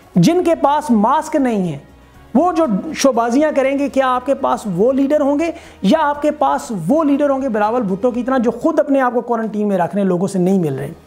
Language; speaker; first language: Urdu; native; Urdu